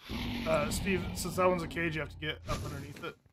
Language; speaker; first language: English; native; English